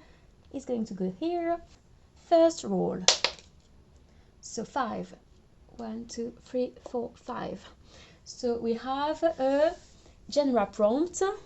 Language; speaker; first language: English; non-native, fluent; French